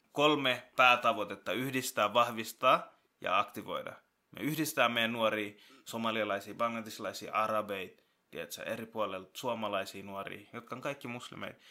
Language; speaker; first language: Finnish; early bilingual, other home language; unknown